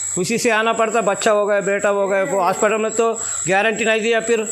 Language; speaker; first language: Hindi; non-native, local second language; Telugu